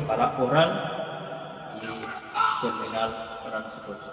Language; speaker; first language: Spanish; non-native, fluent; Haitian Creole